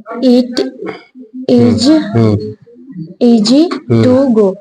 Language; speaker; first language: English; non-native, learner; Hindi